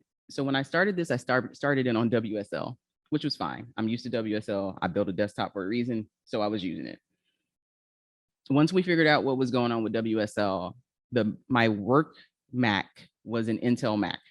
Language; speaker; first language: English; native; English